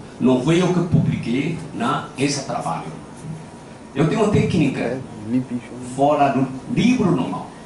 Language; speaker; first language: Portuguese; non-native, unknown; Chinese